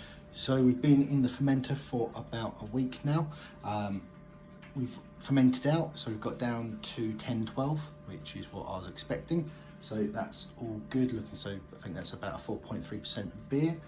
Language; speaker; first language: English; native; English